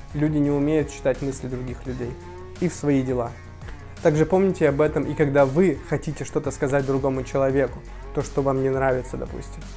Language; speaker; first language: Russian; native; Russian